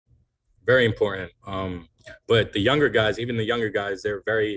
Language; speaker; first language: English; native; English